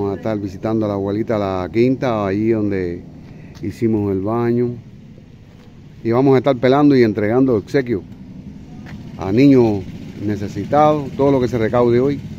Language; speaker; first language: Spanish; native; Spanish